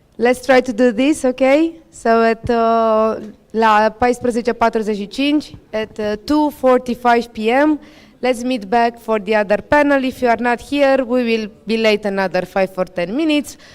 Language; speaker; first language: English; non-native, fluent; Romanian